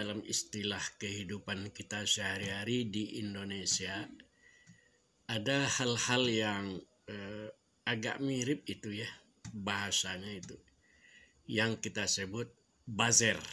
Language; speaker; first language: Indonesian; non-native, local second language; Minangkabau